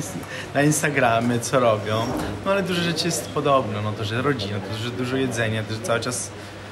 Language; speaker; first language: Polish; non-native, fluent; Italian